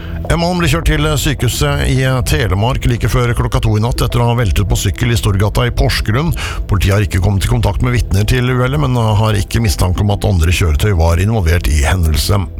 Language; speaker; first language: Norwegian; native; Norwegian